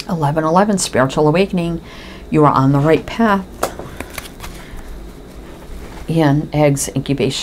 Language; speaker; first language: English; native; English